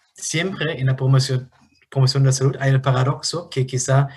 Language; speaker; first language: Spanish; non-native, fluent; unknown